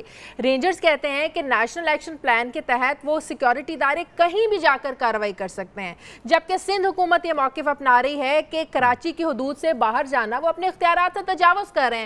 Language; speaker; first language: Urdu; native; Urdu